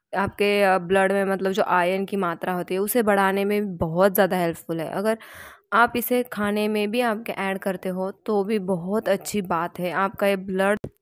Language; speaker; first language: Hindi; non-native, local second language; Marathi